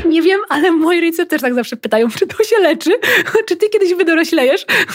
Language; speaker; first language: Polish; early bilingual, heritage; Polish